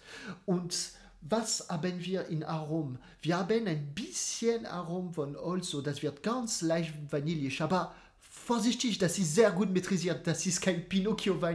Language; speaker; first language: German; non-native, fluent; French